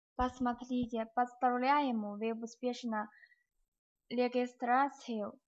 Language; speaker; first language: Russian; non-native, learner; Chinese